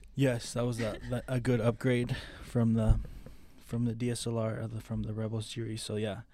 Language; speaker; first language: English; non-native, fluent; Spanish